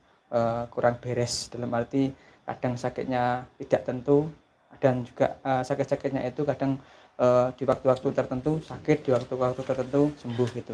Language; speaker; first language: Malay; non-native, local second language; Javanese